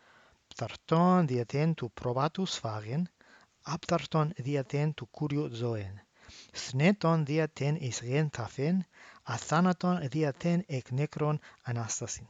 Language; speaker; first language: Greek; non-native, learner; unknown